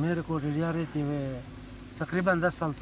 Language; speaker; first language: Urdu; non-native, local second language; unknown